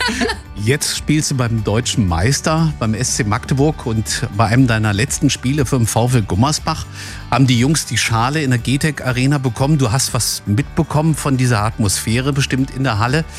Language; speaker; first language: German; native; German